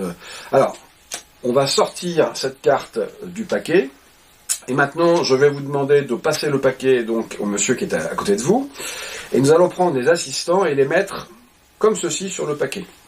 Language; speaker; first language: French; native; French